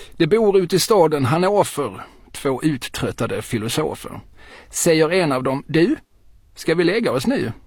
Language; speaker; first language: Swedish; native; Swedish